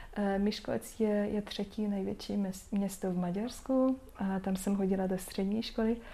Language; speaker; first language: Czech; non-native, fluent; Hungarian